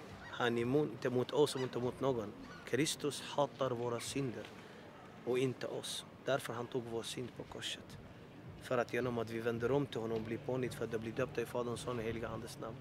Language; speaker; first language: Swedish; non-native, fluent; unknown